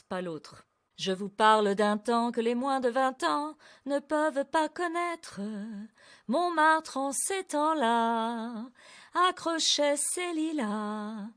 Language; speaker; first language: French; native; French